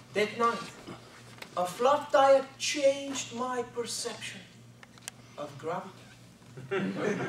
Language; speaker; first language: English; non-native, fluent; Bulgarian